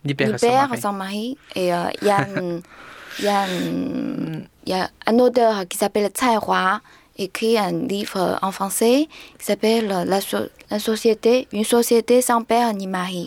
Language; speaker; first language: French; non-native, learner; Chinese